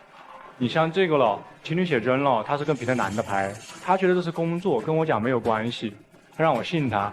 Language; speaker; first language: Chinese; native; Chinese